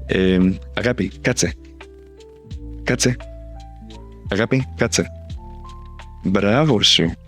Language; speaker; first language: Greek; non-native, fluent; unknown